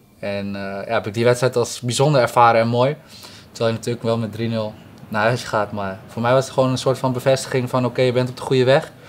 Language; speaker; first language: Dutch; native; Dutch